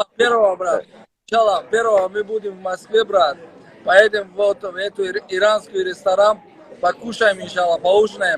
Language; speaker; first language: Russian; non-native, local second language; Tajik